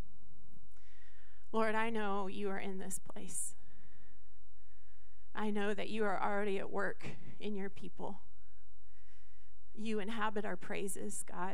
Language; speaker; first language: English; native; English